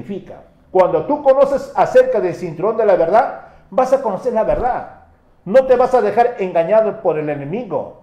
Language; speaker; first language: Spanish; native; Spanish